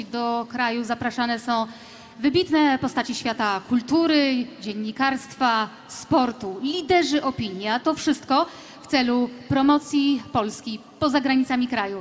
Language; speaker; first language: Polish; native; Polish